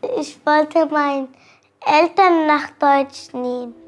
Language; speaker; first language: German; early bilingual, other home language; Arabic